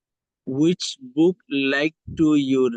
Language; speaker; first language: English; non-native, learner; Bangla